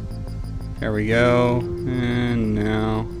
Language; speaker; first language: English; native; English